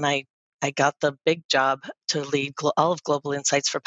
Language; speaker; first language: English; native; English